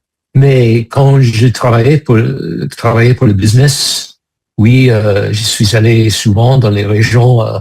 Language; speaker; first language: French; non-native, fluent; English